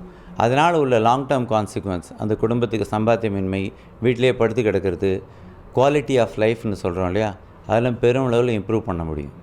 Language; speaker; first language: Tamil; native; Tamil